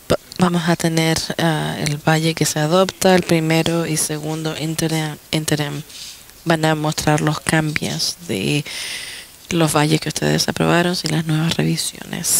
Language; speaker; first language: Spanish; non-native, fluent; English